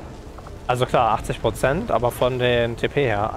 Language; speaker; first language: German; native; German